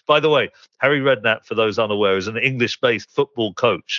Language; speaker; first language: English; native; English